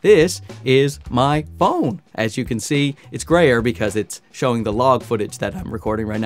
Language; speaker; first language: English; native; English